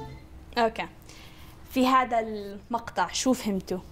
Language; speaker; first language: Arabic; native; Arabic